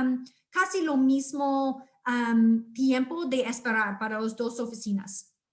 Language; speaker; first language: Spanish; non-native, fluent; English